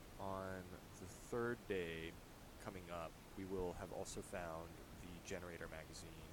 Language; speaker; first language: English; native; English